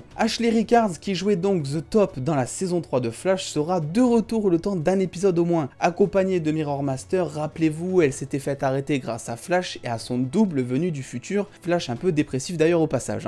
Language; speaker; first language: French; native; French